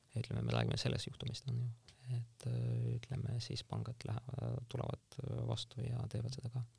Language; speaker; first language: Estonian; non-native, local second language; Russian